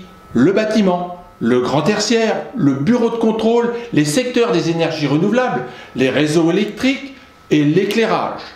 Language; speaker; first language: French; native; French